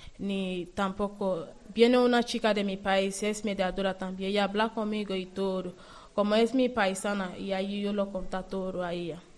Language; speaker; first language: Spanish; non-native, learner; Yoruba